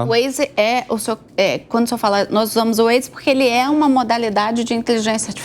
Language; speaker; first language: Portuguese; native; Portuguese